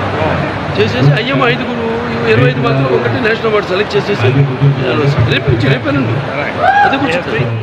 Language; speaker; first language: Telugu; native; Telugu